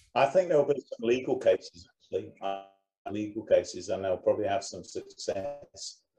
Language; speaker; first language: English; native; English